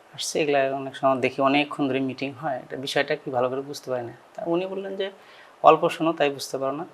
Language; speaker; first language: Bangla; native; Bangla